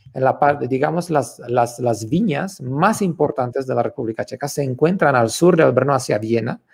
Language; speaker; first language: Spanish; non-native, fluent; Czech